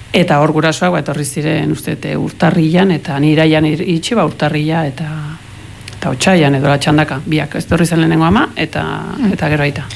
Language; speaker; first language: Basque; early bilingual, heritage; Spanish